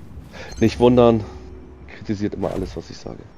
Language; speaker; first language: German; native; German